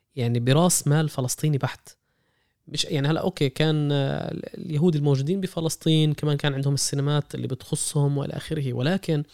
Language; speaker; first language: Arabic; native; Arabic